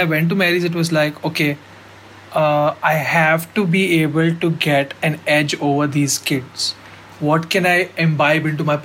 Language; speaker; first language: English; non-native, local second language; Hindi